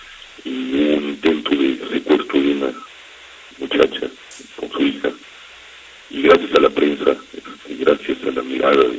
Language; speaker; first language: Spanish; native; Spanish